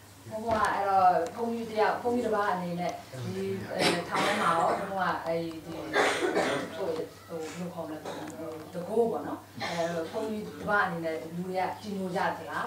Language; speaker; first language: Dutch; non-native, learner; Burmese